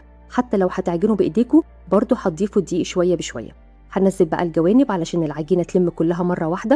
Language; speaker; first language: Arabic; native; Arabic